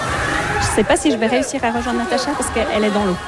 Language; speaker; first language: French; native; French